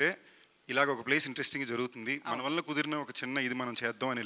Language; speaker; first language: Telugu; native; Telugu